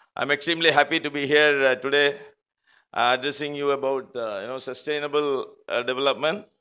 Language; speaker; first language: English; non-native, local second language; Malayalam